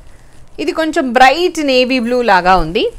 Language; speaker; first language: Telugu; native; Telugu